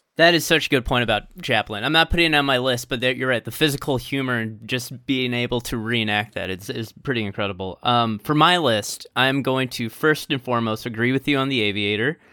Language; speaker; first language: English; native; English